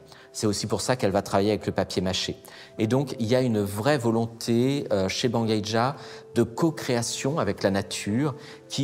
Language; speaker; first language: French; native; French